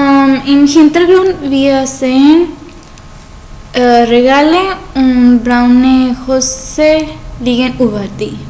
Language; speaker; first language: German; non-native, learner; Spanish